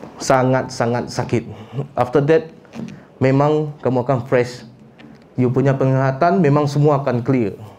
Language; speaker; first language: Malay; non-native, local second language; Iban